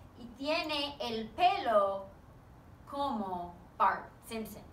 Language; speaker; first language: Spanish; non-native, fluent; English